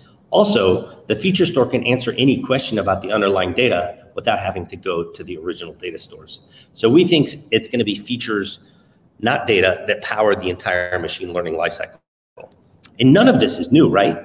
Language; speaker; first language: English; non-native, fluent; Spanish